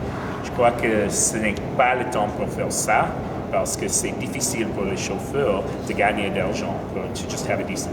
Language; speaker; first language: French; non-native, learner; English